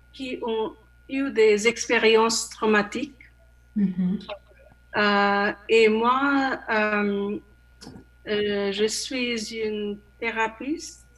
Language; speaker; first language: French; non-native, learner; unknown